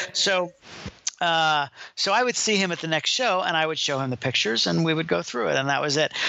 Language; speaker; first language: English; native; English